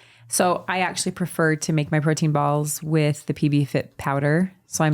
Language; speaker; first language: English; native; English